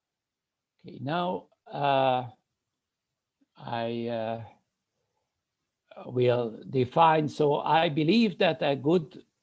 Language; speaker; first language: English; non-native, fluent; Hungarian